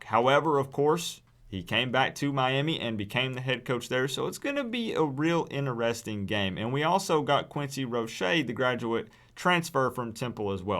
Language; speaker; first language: English; native; English